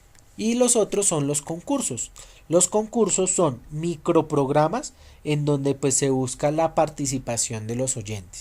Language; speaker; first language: Spanish; native; Spanish